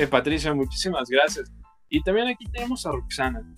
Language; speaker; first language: Spanish; native; Spanish